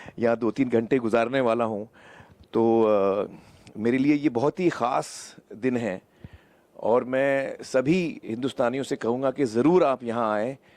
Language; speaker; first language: Hindi; native; Hindi